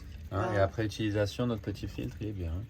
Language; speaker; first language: French; native; French